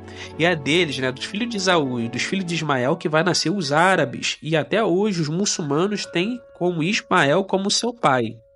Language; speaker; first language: Portuguese; native; Portuguese